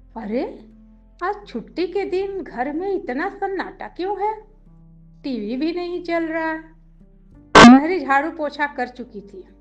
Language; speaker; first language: Hindi; native; Hindi